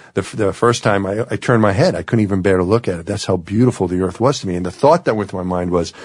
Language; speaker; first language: English; native; English